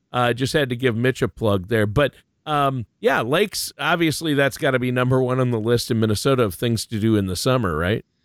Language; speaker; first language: English; native; English